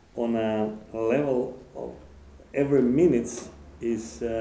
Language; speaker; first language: English; non-native, fluent; Macedonian